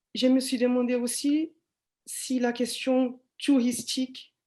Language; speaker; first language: French; non-native, fluent; Portuguese